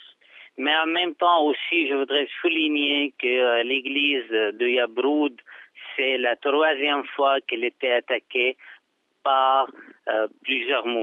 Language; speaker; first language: French; non-native, fluent; Arabic